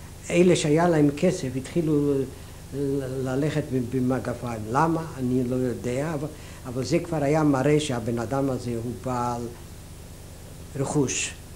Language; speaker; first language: Hebrew; non-native, fluent; Yiddish